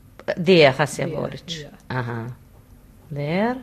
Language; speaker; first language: German; non-native, learner; Bosnian